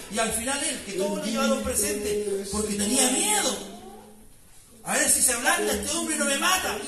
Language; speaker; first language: Spanish; native; Spanish